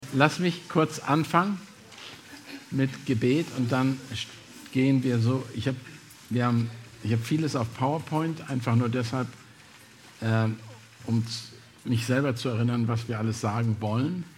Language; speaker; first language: German; non-native, fluent; English